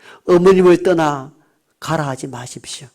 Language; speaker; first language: Korean; native; Korean